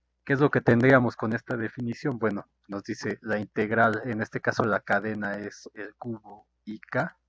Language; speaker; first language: Spanish; native; Spanish